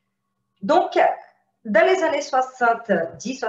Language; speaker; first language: French; non-native, fluent; Portuguese